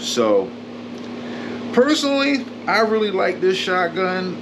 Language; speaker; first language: English; native; English